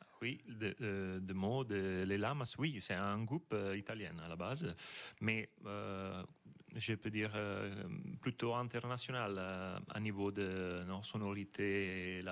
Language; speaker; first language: French; non-native, fluent; Italian